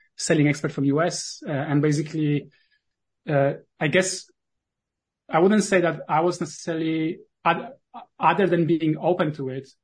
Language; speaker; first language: English; non-native, fluent; Polish